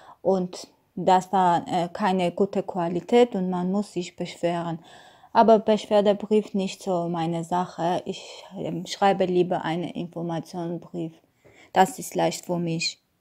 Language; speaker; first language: German; non-native, learner; Armenian